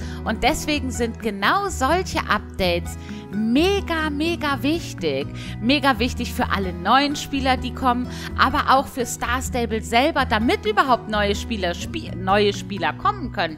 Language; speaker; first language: German; native; German